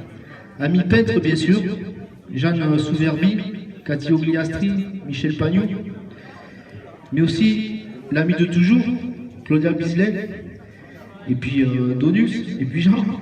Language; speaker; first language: French; native; French